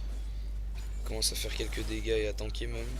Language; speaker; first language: French; native; French